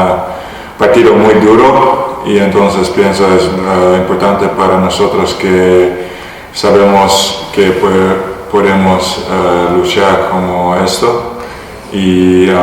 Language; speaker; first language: Spanish; non-native, learner; Dutch